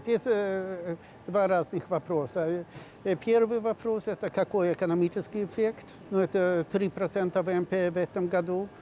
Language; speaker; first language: Russian; non-native, fluent; Swedish